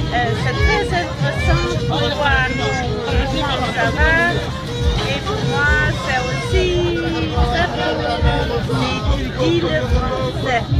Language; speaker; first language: French; non-native, learner; Dutch